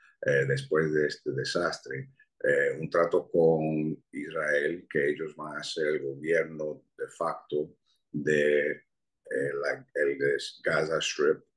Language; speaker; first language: Spanish; early bilingual, heritage; Spanish